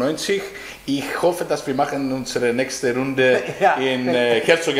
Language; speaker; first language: German; non-native, fluent; Greek